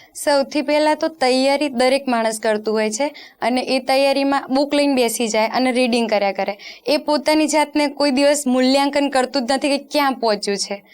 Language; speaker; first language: Gujarati; non-native, local second language; Rajasthani